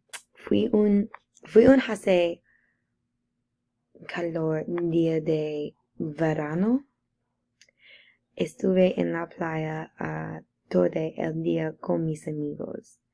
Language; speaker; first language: Spanish; non-native, learner; English